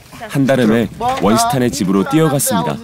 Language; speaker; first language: Korean; native; Korean